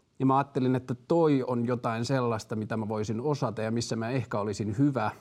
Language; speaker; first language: Finnish; native; Finnish